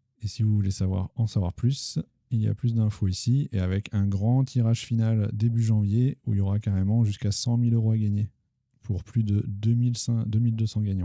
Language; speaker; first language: French; native; French